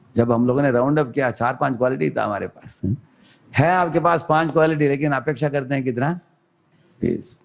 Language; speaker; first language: Hindi; non-native, local second language; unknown